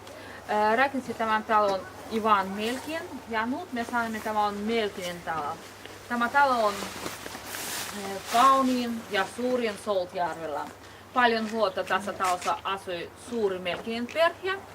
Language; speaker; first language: Finnish; non-native, learner; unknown